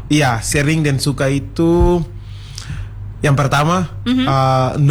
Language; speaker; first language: Indonesian; non-native, learner; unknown